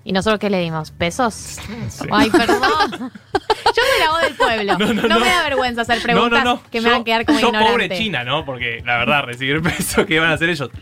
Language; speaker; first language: Spanish; native; Spanish